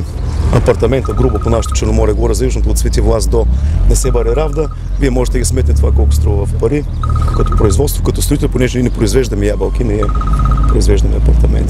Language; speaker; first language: Bulgarian; native; Bulgarian